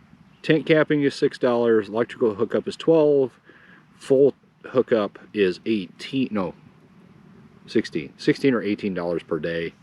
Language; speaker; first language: English; native; English